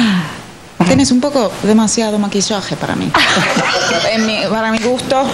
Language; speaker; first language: Spanish; non-native, learner; Finnish